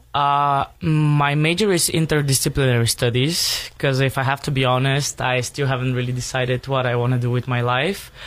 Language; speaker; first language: English; non-native, fluent; Bulgarian